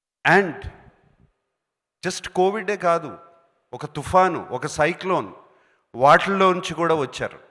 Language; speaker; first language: Telugu; native; Telugu